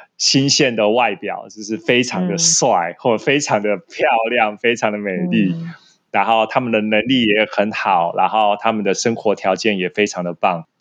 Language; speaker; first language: Chinese; native; Chinese